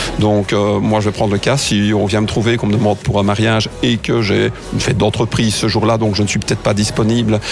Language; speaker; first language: French; native; French